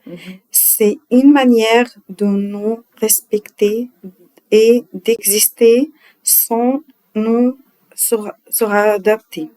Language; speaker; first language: French; non-native, learner; Arabic